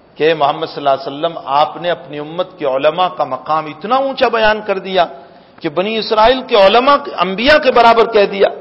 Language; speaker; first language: Urdu; native; Urdu